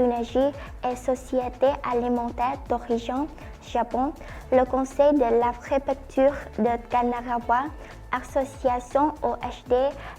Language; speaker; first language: French; non-native, fluent; Vietnamese